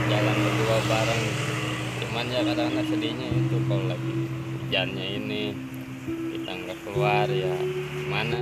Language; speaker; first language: Indonesian; non-native, local second language; Sundanese